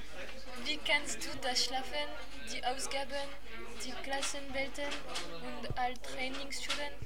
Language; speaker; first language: German; non-native, learner; French